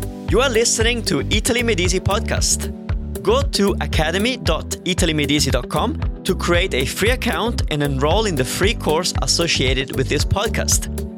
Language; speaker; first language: English; non-native, fluent; Italian